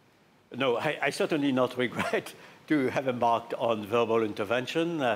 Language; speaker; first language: English; non-native, fluent; French